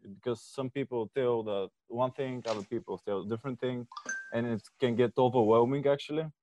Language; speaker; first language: English; non-native, fluent; Bulgarian